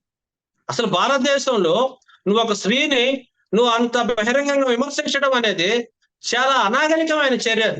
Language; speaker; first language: Telugu; native; Telugu